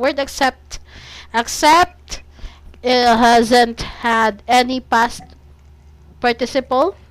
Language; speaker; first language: English; non-native, fluent; Cebuano